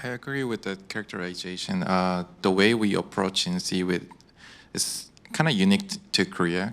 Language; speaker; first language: English; non-native, fluent; Korean